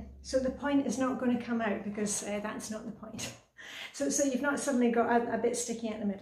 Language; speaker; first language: English; native; English